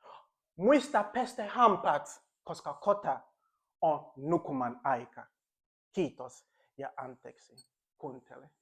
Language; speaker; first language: Finnish; non-native, learner; English